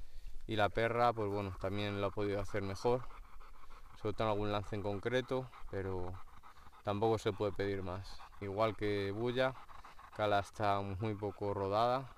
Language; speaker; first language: Spanish; native; Spanish